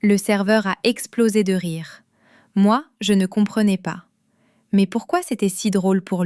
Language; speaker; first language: French; non-native, fluent; English